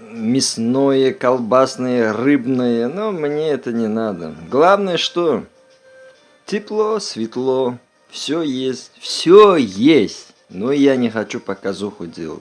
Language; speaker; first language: Russian; non-native, local second language; Uzbek